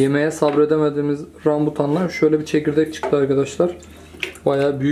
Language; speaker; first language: Turkish; native; Turkish